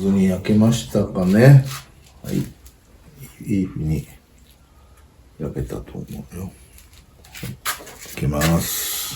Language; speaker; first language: Japanese; native; Japanese